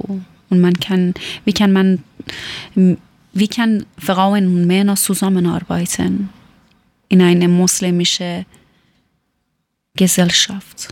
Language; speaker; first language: German; non-native, learner; Persian